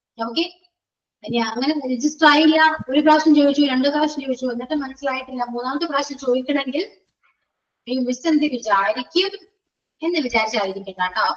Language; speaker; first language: Malayalam; native; Malayalam